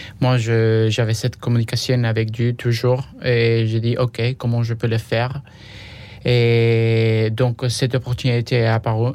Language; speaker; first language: French; non-native, fluent; Spanish